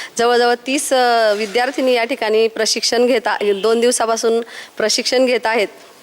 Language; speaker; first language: Marathi; native; Marathi